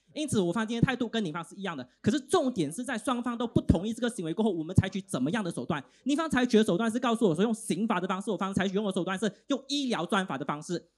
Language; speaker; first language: Chinese; native; Chinese